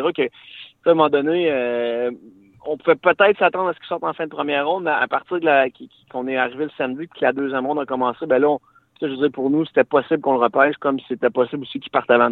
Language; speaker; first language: French; native; French